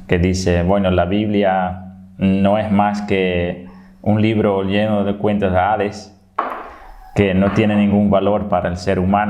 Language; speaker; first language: Spanish; non-native, fluent; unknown